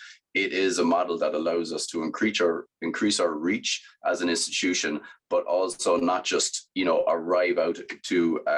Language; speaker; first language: English; native; English